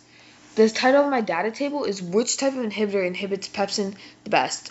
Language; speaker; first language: English; native; English